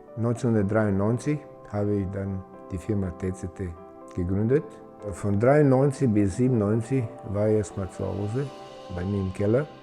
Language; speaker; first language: German; non-native, fluent; Serbian